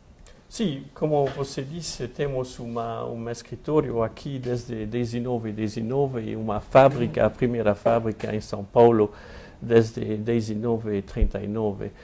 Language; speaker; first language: Portuguese; non-native, fluent; French